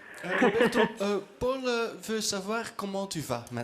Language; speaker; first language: French; non-native, local second language; Dutch